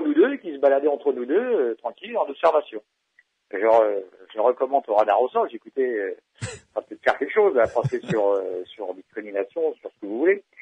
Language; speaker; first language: French; native; French